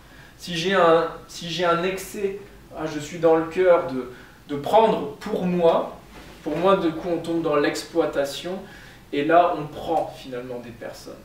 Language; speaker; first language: French; native; French